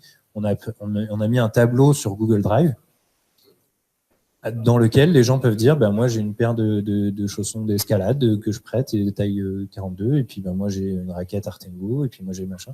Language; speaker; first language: French; native; French